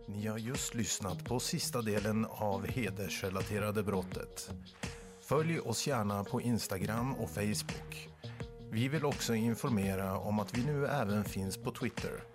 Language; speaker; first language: Swedish; native; Swedish